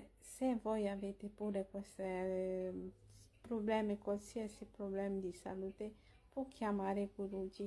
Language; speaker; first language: Italian; non-native, learner; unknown